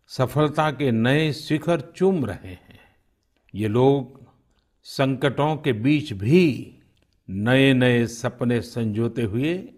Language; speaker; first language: Hindi; non-native, local second language; Gujarati